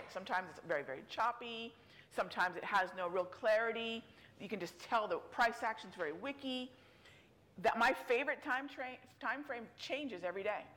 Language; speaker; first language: English; native; English